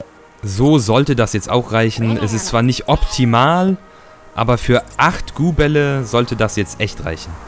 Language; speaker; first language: German; native; German